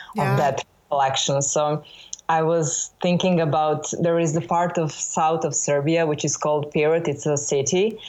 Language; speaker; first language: English; non-native, fluent; Serbian